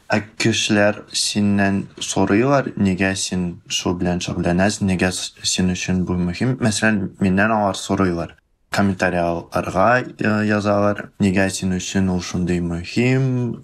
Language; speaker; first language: Tatar; early bilingual, heritage; Tatar